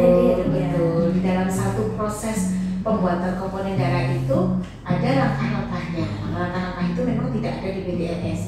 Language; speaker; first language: Indonesian; native; Indonesian